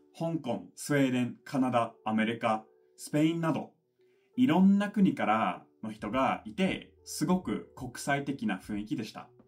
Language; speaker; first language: Japanese; non-native, fluent; English